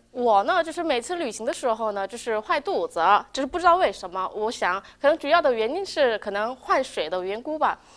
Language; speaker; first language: Chinese; non-native, fluent; Korean